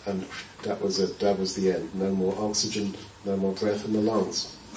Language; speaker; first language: English; native; English